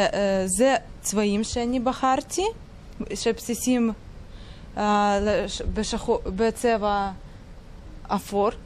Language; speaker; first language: Hebrew; non-native, learner; Russian